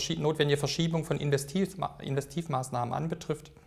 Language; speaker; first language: German; native; German